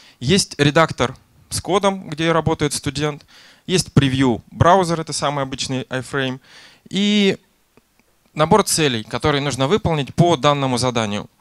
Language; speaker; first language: Russian; native; Russian